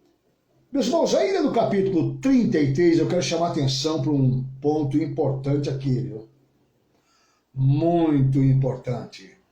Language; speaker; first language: Portuguese; native; Portuguese